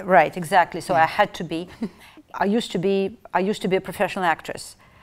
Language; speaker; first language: English; non-native, fluent; Russian